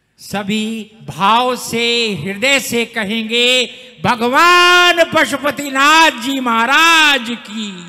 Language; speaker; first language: Hindi; native; Hindi